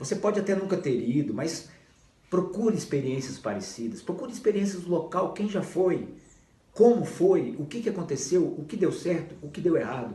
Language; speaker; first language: Portuguese; native; Portuguese